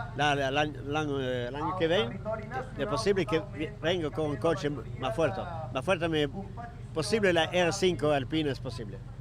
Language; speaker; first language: Spanish; non-native, learner; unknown